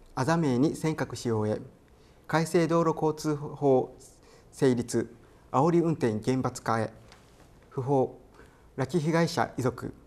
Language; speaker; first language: Japanese; native; Japanese